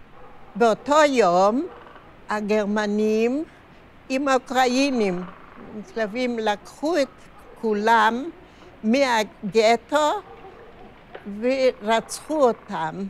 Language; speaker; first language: Hebrew; non-native, fluent; Yiddish